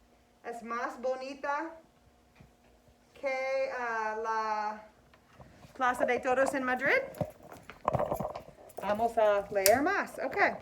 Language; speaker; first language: Spanish; non-native, fluent; English